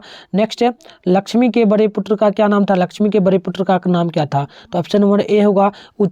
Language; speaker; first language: Hindi; native; Hindi